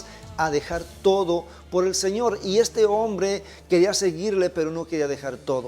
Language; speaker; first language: Spanish; native; Spanish